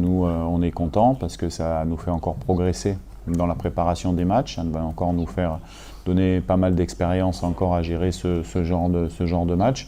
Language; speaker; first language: French; native; French